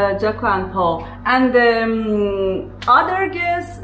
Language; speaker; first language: English; non-native, learner; Persian